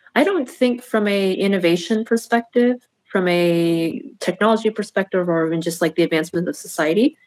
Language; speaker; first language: English; native; English